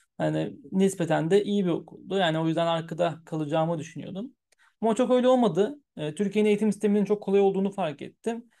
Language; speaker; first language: Turkish; early bilingual, heritage; Turkish